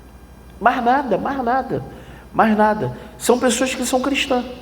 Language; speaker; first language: Portuguese; native; Portuguese